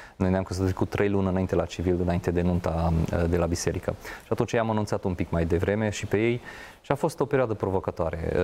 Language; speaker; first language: Romanian; non-native, local second language; Hungarian